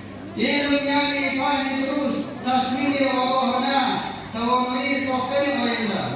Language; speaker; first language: Persian; native; Persian